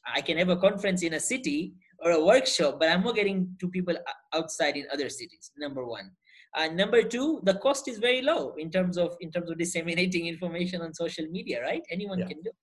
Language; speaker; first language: English; non-native, local second language; Gujarati